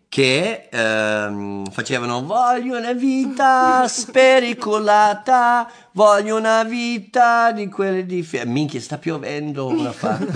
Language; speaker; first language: Italian; non-native, fluent; English